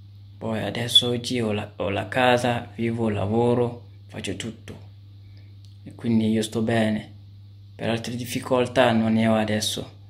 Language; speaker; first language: Italian; non-native, fluent; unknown